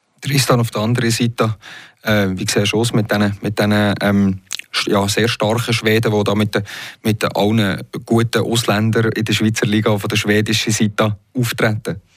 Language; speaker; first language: German; native; German